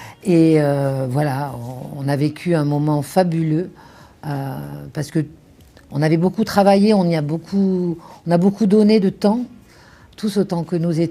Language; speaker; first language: French; native; French